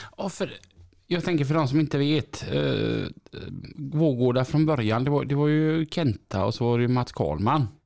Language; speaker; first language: Swedish; native; Swedish